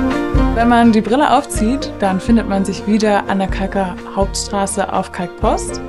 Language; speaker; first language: German; native; German